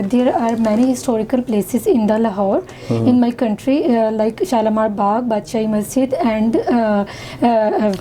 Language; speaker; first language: English; non-native, learner; Urdu